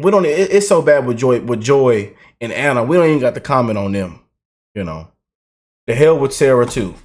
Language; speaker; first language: English; native; English